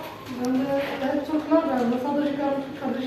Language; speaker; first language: Turkish; non-native, learner; Arabic